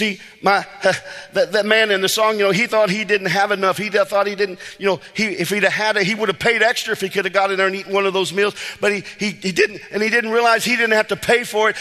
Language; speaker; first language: English; native; English